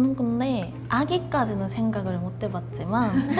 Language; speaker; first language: Korean; non-native, fluent; Japanese